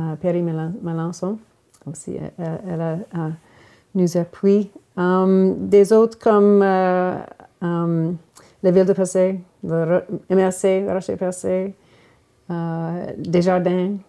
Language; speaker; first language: French; non-native, local second language; English